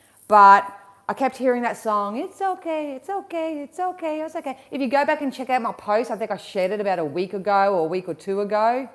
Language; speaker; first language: English; native; English